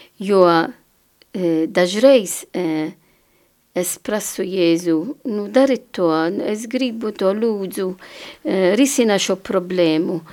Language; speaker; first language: Latvian; non-native, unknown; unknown